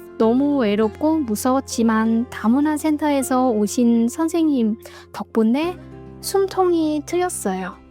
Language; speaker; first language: Korean; non-native, fluent; Vietnamese